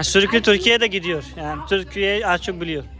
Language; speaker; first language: Turkish; non-native, fluent; Hindi